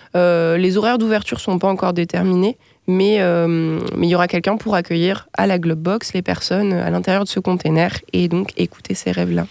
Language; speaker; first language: French; native; French